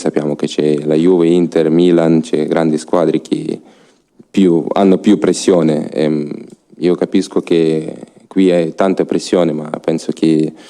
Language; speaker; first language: Italian; non-native, learner; Ukrainian